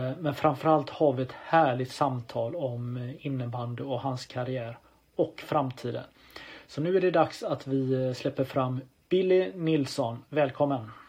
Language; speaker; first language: Swedish; native; Swedish